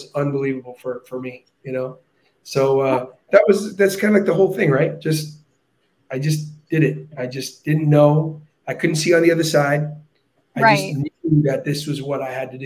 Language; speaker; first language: English; native; English